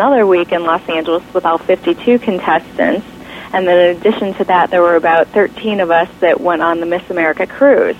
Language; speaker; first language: English; native; English